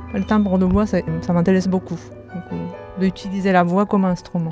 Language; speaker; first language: French; non-native, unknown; Japanese